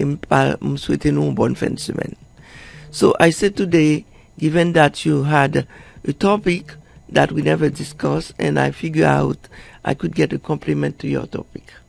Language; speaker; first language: English; non-native, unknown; Haitian Creole